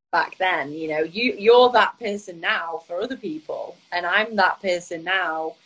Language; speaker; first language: English; native; English